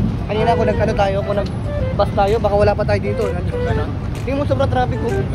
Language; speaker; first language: Filipino; non-native, learner; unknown